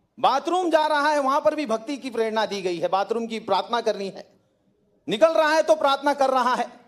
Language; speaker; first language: Hindi; native; Hindi